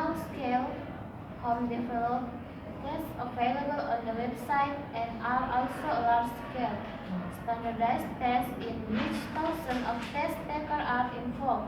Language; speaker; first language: English; non-native, learner; Indonesian